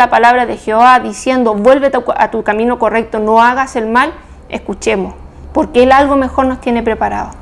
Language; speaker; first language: Spanish; native; Spanish